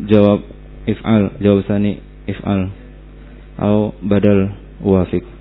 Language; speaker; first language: Arabic; non-native, learner; Indonesian